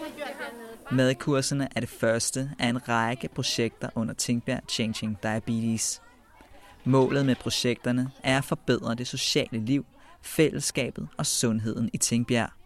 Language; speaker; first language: Danish; native; Danish